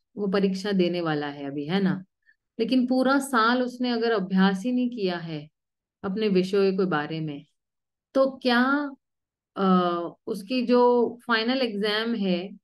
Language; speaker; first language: Hindi; native; Hindi